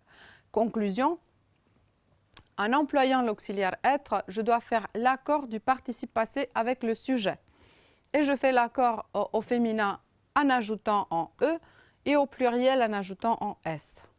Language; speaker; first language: French; non-native, fluent; Romanian